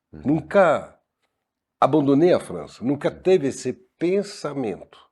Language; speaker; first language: Portuguese; non-native, fluent; French